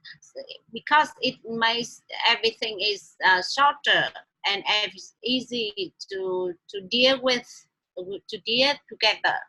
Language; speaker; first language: English; non-native, learner; Vietnamese